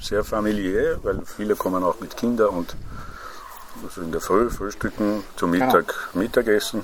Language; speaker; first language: German; non-native, fluent; Persian